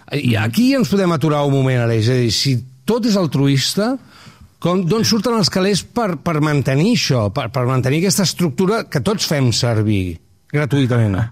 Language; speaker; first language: Catalan; native; Catalan